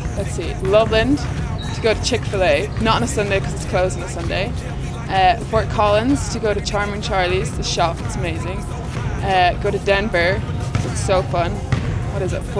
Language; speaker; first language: English; native; English